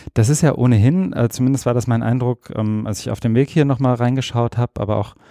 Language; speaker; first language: German; native; German